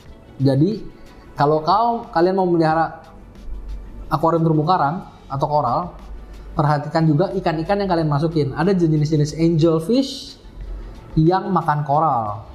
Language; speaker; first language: Indonesian; native; Indonesian